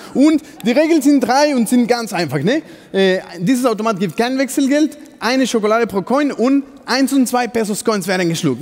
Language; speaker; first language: German; non-native, fluent; Spanish